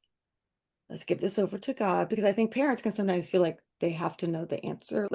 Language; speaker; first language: English; native; English